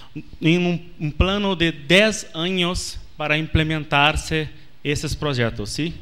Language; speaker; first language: Spanish; non-native, learner; Portuguese